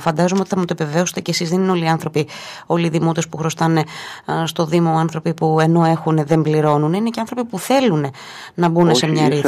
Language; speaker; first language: Greek; native; Greek